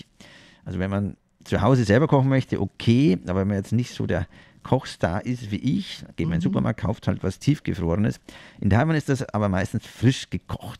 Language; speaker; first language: German; native; German